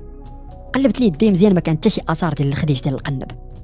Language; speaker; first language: Arabic; native; Arabic